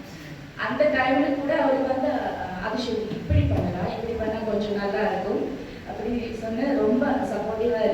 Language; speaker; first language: Tamil; non-native, learner; Malayalam